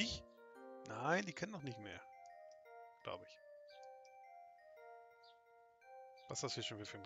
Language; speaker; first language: German; native; German